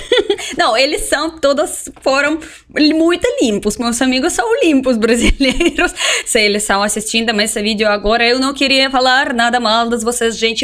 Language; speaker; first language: Portuguese; non-native, fluent; Russian